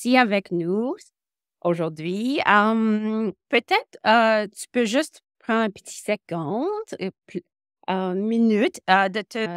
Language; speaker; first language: French; non-native, local second language; English